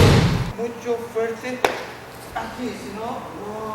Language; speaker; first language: Spanish; non-native, learner; Portuguese